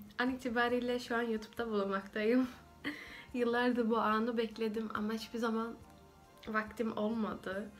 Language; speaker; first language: Turkish; early bilingual, heritage; Turkish